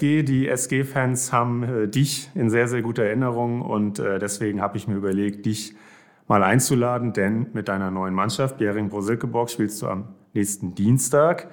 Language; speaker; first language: German; native; German